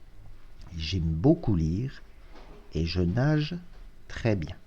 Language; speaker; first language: French; non-native, fluent; Russian